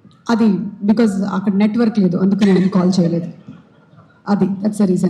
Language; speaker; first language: Telugu; native; Telugu